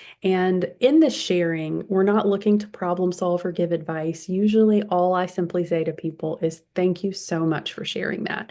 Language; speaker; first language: English; native; English